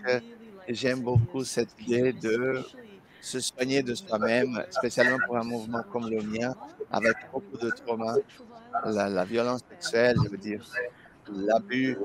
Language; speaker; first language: French; non-native, learner; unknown